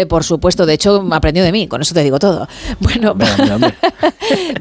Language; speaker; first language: Spanish; native; Spanish